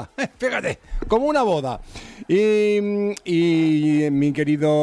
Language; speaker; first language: Spanish; native; Spanish